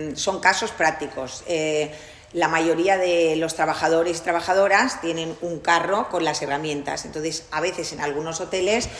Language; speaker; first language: Spanish; non-native, local second language; Catalan